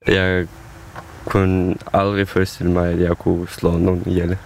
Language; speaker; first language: Danish; non-native, fluent; Ukrainian